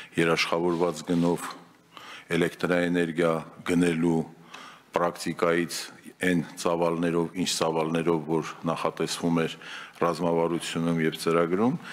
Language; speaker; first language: Armenian; native; Armenian